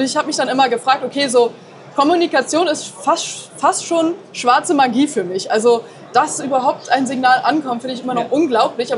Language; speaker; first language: German; native; German